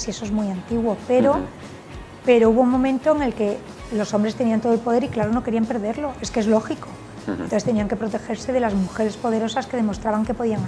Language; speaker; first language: Spanish; native; Spanish